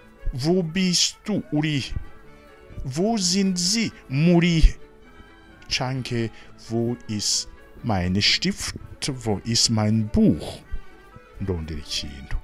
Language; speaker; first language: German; non-native, fluent; Rundi